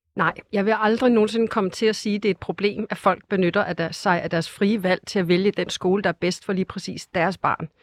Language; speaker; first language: Danish; native; Danish